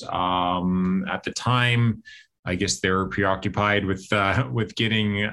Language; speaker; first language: English; native; English